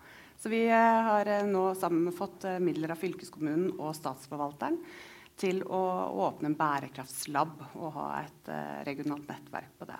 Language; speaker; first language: Norwegian; native; Norwegian